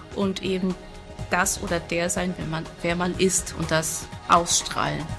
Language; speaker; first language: German; non-native, fluent; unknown